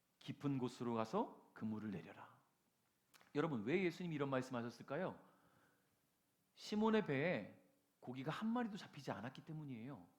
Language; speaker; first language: Korean; native; Korean